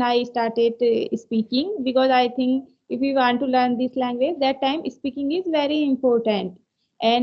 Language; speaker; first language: English; non-native, learner; Hindi